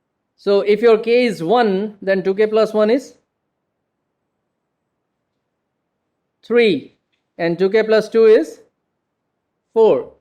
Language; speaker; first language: English; non-native, local second language; Gujarati